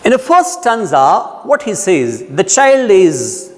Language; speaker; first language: English; non-native, local second language; Marathi